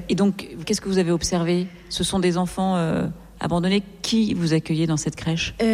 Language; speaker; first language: French; native; French